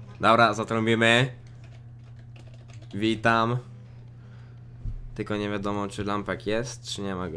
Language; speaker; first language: Polish; native; Polish